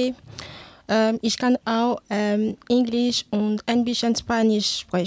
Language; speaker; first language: German; non-native, learner; Ewe